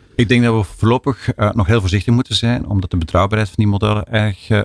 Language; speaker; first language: Dutch; native; Dutch